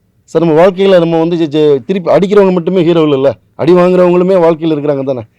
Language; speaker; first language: Tamil; native; Tamil